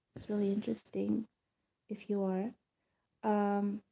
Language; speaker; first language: English; non-native, fluent; Hebrew